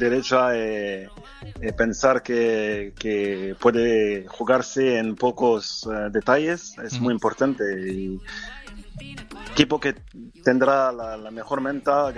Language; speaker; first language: Spanish; non-native, fluent; French